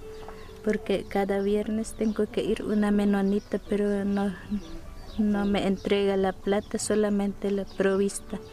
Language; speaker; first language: Spanish; non-native, local second language; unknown